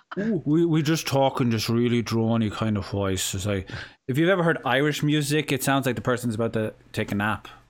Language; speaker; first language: English; native; English